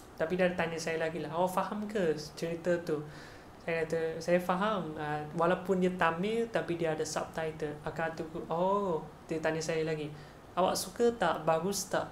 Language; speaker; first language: Malay; non-native, local second language; Chinese